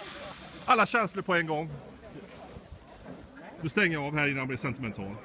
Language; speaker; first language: Swedish; native; Swedish